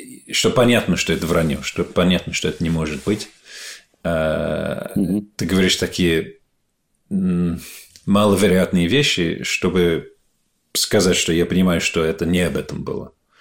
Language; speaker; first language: Russian; non-native, fluent; English